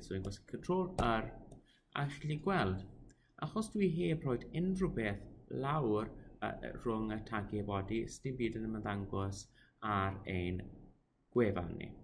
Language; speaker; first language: Welsh; non-native, local second language; English